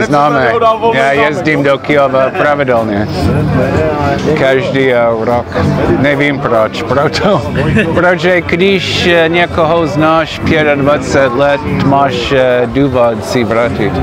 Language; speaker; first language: Czech; non-native, fluent; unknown